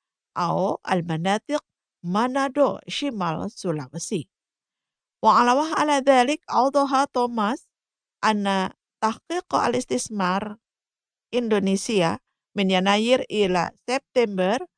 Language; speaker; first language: Arabic; non-native, fluent; Indonesian